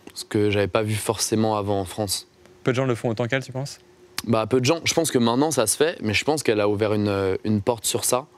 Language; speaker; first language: French; native; French